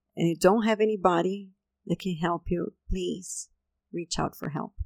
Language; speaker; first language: English; non-native, fluent; Portuguese